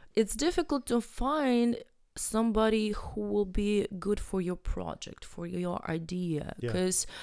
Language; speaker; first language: English; non-native, learner; Ukrainian